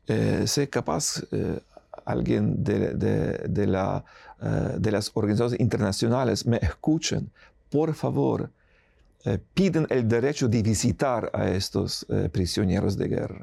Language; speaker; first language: Spanish; non-native, fluent; Ukrainian